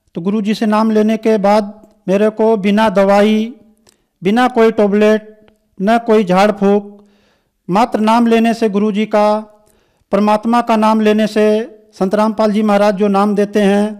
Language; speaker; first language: Hindi; native; Hindi